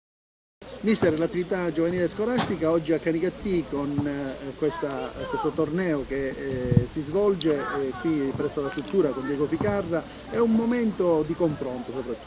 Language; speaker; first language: Italian; native; Italian